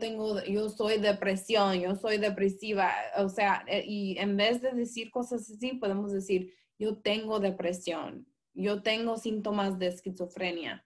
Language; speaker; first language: Spanish; early bilingual, heritage; Spanish